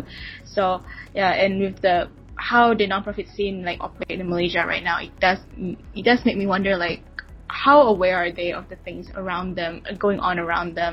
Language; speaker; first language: English; non-native, local second language; Malay